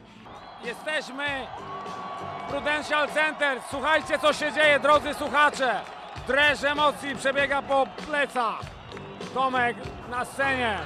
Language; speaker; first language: Polish; native; Polish